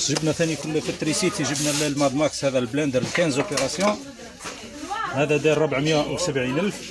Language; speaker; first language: Arabic; native; Arabic